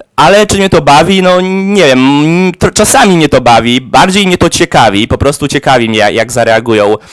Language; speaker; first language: Polish; native; Polish